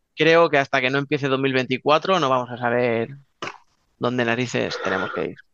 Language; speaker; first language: Spanish; native; Spanish